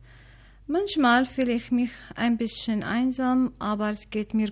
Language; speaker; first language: German; non-native, learner; Arabic